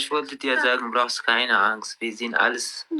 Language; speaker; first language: German; non-native, learner; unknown